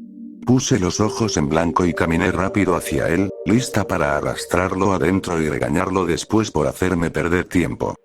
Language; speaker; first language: Spanish; native; Spanish